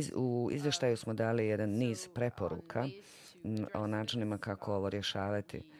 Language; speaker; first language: Bosnian; non-native, fluent; English